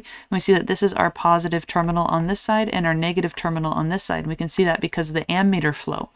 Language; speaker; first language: English; native; English